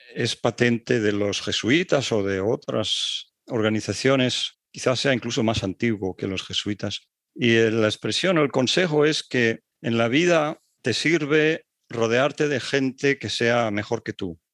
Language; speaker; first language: Spanish; native; Spanish